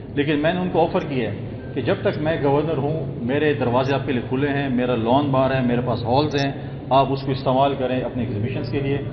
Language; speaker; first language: Urdu; non-native, local second language; Saraiki